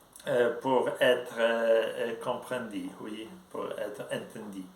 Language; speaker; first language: French; non-native, learner; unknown